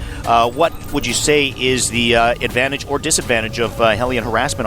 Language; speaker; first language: English; native; English